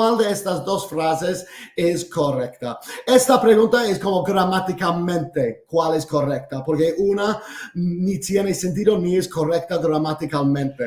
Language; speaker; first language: Spanish; non-native, fluent; English